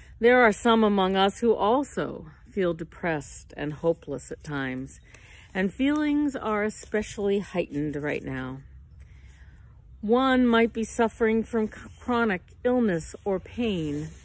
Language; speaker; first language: English; native; English